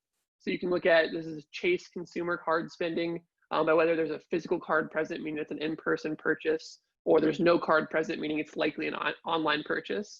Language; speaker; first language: English; native; English